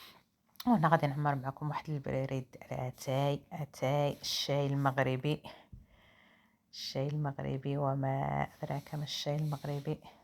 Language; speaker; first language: Arabic; native; Arabic